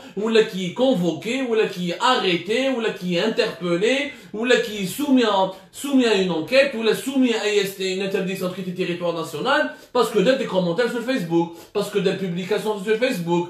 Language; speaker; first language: French; non-native, local second language; Arabic